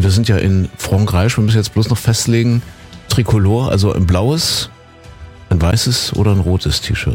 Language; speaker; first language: German; native; German